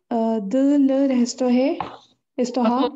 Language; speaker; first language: French; non-native, learner; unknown